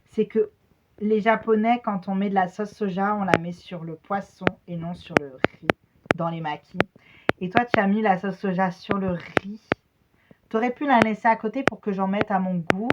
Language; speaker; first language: French; native; French